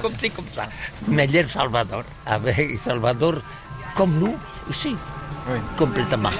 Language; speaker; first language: French; non-native, learner; Catalan